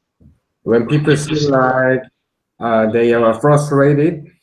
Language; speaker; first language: English; non-native, learner; Korean